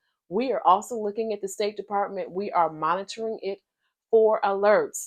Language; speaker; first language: English; native; English